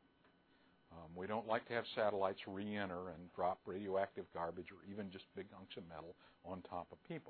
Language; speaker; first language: English; native; English